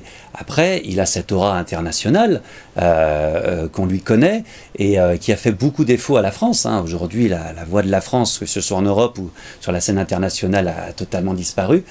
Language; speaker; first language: French; native; French